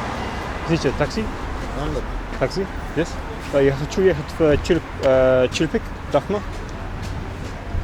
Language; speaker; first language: Russian; non-native, learner; English